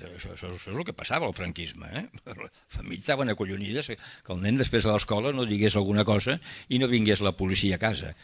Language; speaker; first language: Catalan; early bilingual, heritage; Catalan